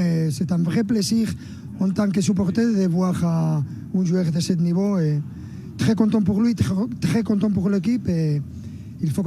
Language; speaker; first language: French; non-native, fluent; Spanish